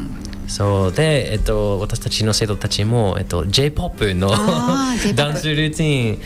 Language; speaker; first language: Japanese; non-native, fluent; English